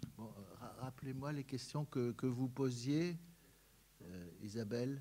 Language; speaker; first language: French; native; French